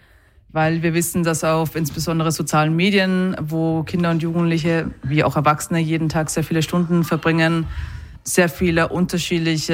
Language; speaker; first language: German; native; German